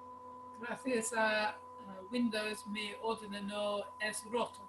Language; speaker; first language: Spanish; non-native, learner; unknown